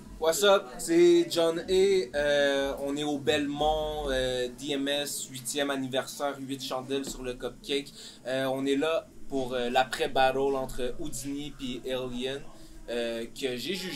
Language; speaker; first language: French; native; French